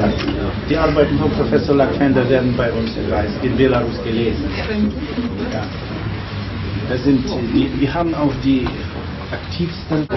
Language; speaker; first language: German; non-native, fluent; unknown